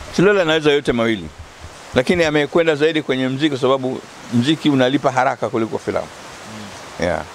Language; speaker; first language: Swahili; native; Swahili